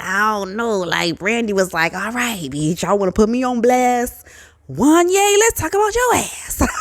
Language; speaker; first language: English; native; English